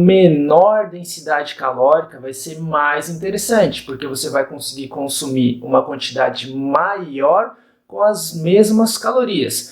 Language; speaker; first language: Portuguese; native; Portuguese